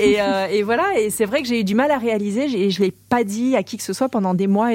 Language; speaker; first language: French; native; French